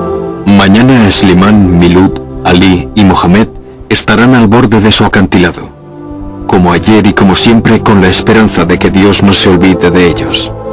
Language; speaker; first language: Spanish; native; Spanish